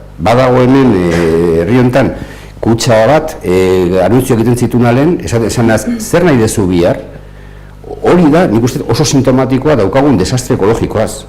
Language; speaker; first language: Basque; native; Basque